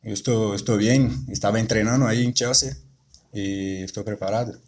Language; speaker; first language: Spanish; non-native, learner; Portuguese